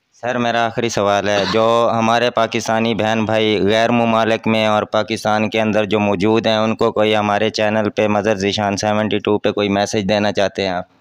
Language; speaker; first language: Urdu; non-native, local second language; Saraiki